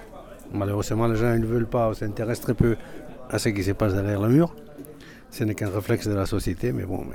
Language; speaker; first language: French; non-native, fluent; Basque